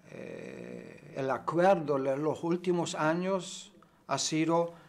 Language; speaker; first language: Spanish; non-native, fluent; German